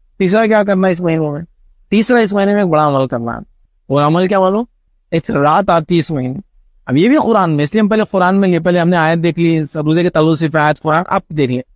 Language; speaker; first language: Urdu; native; Urdu